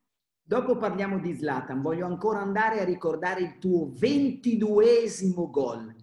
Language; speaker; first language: Italian; native; Italian